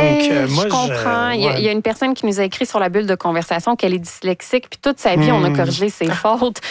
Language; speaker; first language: French; native; French